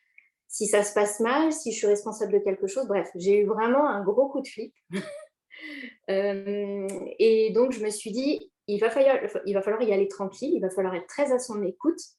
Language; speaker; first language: French; native; French